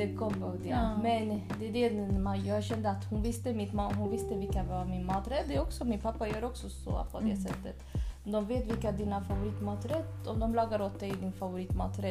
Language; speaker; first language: Swedish; early bilingual, other home language; Spanish